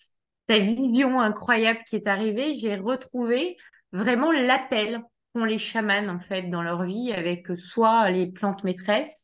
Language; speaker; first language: French; native; French